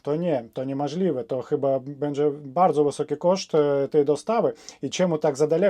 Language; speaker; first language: Polish; non-native, fluent; Russian